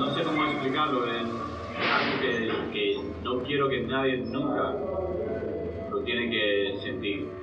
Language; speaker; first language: Spanish; early bilingual, heritage; Spanish